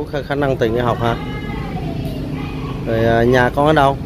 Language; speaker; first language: Vietnamese; native; Vietnamese